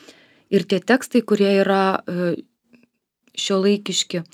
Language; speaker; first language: Lithuanian; native; Lithuanian